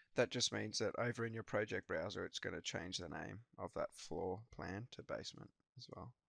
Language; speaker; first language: English; native; English